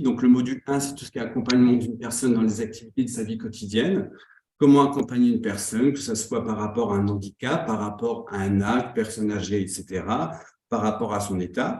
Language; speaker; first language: French; native; French